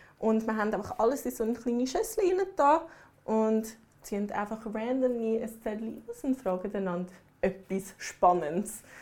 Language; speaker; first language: German; early bilingual, other home language; English